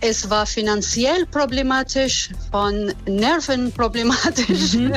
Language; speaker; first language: German; non-native, learner; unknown